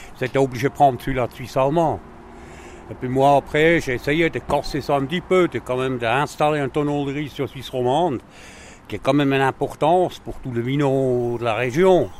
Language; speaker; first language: French; non-native, local second language; Swiss German